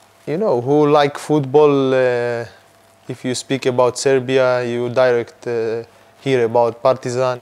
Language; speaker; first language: English; non-native, fluent; Hebrew